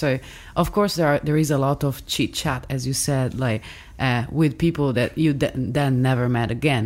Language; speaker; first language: English; non-native, fluent; Italian